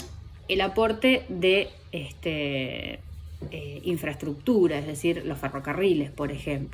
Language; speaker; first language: Spanish; native; Spanish